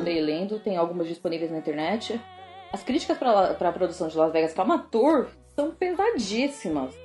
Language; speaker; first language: Portuguese; native; Portuguese